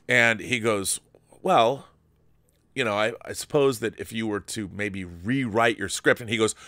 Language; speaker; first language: English; native; English